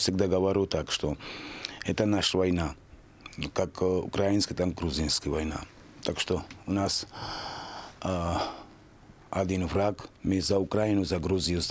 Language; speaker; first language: Ukrainian; non-native, fluent; Georgian